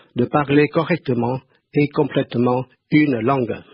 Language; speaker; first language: French; non-native, fluent; Khmer